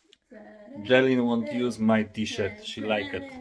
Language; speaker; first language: English; non-native, learner; Polish